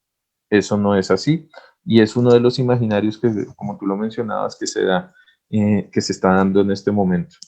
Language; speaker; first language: Spanish; native; Spanish